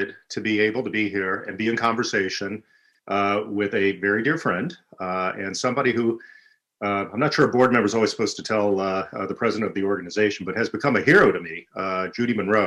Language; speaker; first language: English; native; English